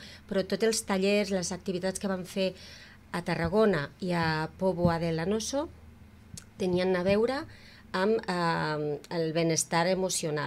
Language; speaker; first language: Catalan; native; Catalan